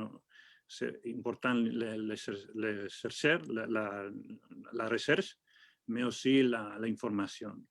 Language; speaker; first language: French; non-native, fluent; Spanish